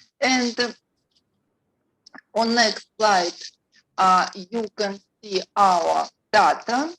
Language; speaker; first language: English; non-native, learner; Russian